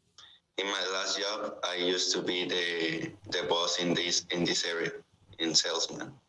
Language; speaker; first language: English; non-native, learner; Spanish